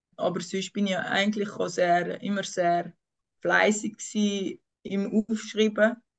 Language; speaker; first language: German; non-native, local second language; French